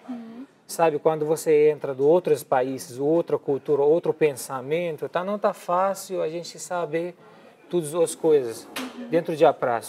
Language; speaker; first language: Portuguese; non-native, learner; Arabic